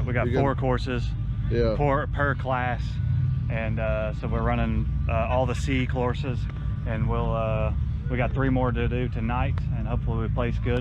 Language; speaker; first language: English; native; English